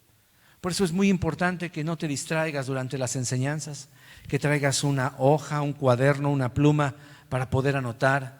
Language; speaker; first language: Spanish; native; Spanish